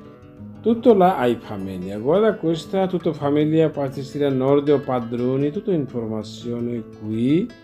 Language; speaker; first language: Italian; non-native, learner; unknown